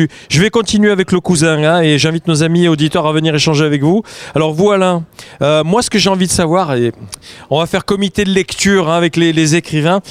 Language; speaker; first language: French; native; French